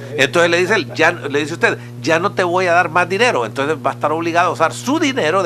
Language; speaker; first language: Spanish; native; Spanish